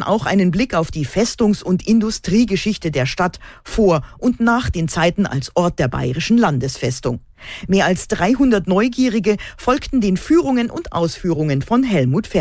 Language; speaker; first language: German; native; German